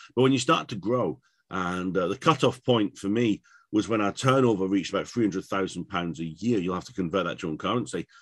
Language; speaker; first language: English; native; English